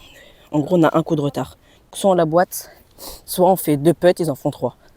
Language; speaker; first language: French; native; French